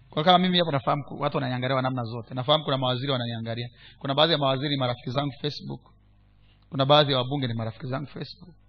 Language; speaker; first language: Swahili; non-native, local second language; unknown